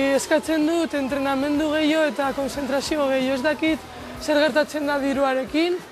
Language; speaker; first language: Basque; non-native, local second language; Spanish